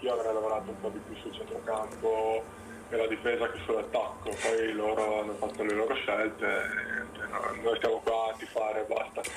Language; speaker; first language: Italian; native; Italian